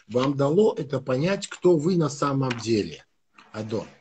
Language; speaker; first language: Russian; non-native, fluent; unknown